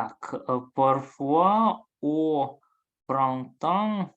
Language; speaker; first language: French; non-native, learner; Russian